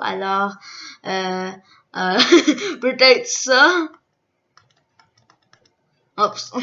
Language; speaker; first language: French; early bilingual, other home language; Korean